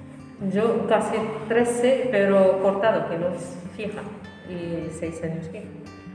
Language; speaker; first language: Spanish; non-native, learner; Arabic